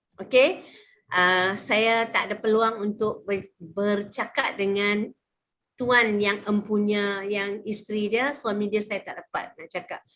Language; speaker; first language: Malay; native; Malay